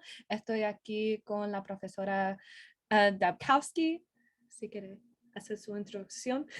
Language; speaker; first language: Spanish; non-native, learner; English